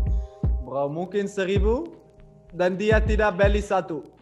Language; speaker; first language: Indonesian; non-native, learner; Dutch